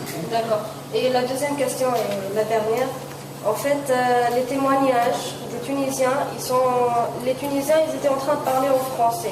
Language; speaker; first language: French; non-native, local second language; Arabic